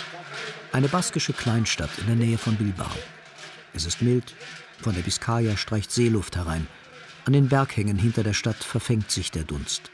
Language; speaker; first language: German; native; German